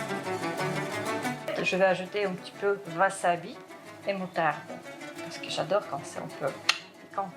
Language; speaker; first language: French; non-native, fluent; Russian